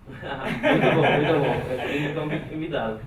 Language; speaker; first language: Portuguese; non-native, learner; Spanish